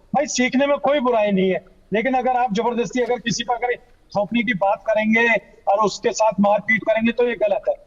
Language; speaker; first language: Hindi; native; Hindi